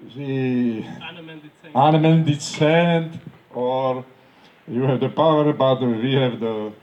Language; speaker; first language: English; non-native, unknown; Slovak